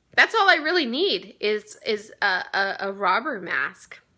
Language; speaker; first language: English; native; English